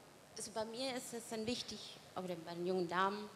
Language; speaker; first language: German; non-native, fluent; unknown